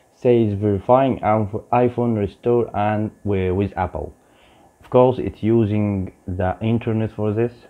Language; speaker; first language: English; non-native, learner; Arabic